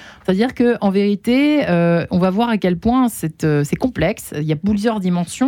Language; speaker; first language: French; native; French